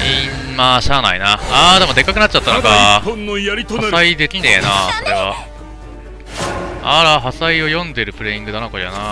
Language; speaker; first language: Japanese; native; Japanese